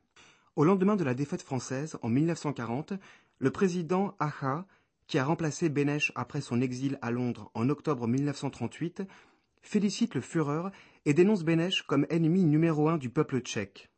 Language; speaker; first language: French; native; French